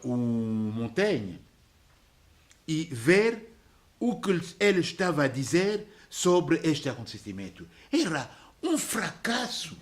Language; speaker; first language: Portuguese; non-native, fluent; French